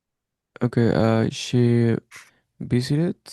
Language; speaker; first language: English; non-native, learner; Spanish